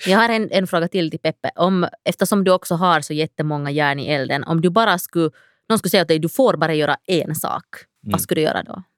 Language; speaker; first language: Swedish; native; Swedish